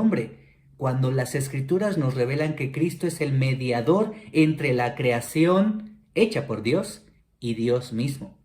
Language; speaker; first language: Spanish; native; Spanish